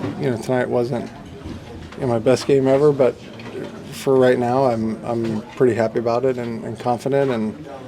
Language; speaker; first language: English; native; English